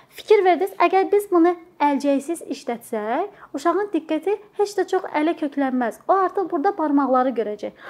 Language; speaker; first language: Azerbaijani; native; Azerbaijani